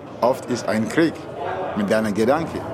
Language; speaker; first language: German; non-native, learner; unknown